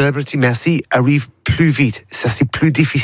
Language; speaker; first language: French; non-native, learner; English